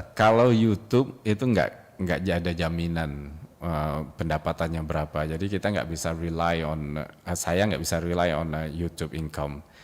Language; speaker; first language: Indonesian; non-native, local second language; Minangkabau